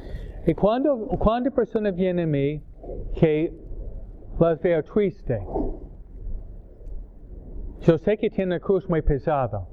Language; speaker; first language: Spanish; non-native, fluent; English